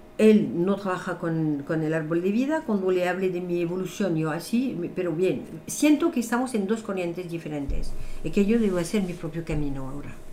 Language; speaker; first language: Spanish; non-native, fluent; French